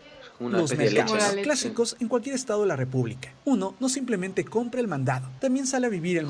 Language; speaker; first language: Spanish; native; Spanish